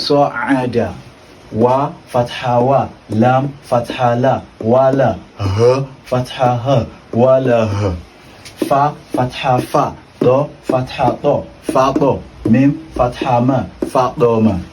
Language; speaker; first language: Arabic; non-native, fluent; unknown